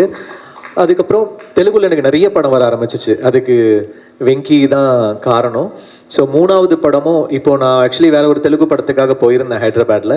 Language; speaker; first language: Tamil; native; Tamil